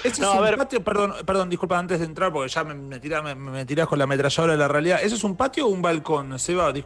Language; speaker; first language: Spanish; native; Spanish